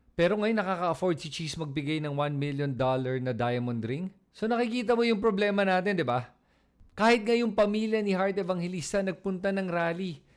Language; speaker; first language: Filipino; native; Filipino